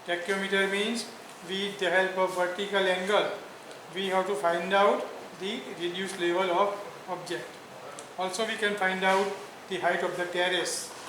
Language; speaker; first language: English; non-native, local second language; Gujarati